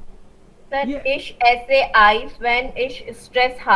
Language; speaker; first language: German; non-native, learner; Hindi